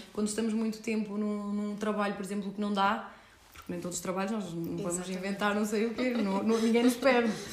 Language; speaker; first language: Portuguese; early bilingual, heritage; Portuguese